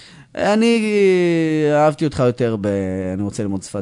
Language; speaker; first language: Hebrew; native; Hebrew